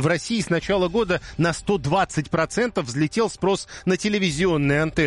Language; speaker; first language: Russian; native; Russian